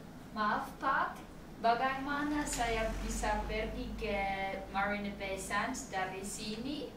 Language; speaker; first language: Indonesian; non-native, learner; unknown